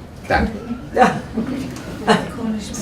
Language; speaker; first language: English; non-native, learner; Chinese